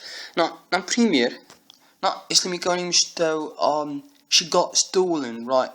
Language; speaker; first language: Russian; non-native, learner; English